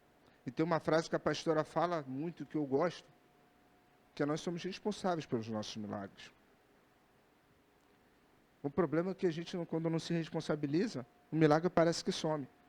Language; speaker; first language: Portuguese; native; Portuguese